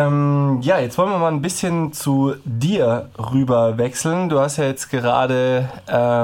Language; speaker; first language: German; native; German